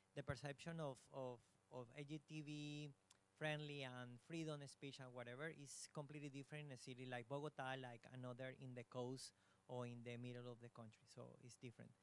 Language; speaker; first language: English; non-native, learner; Spanish